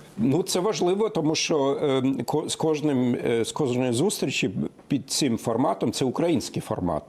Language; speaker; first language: Ukrainian; non-native, fluent; German